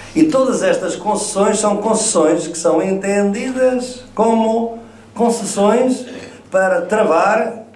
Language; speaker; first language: Portuguese; native; Portuguese